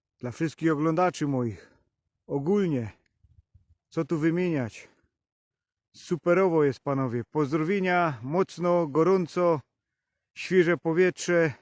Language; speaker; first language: Polish; native; Polish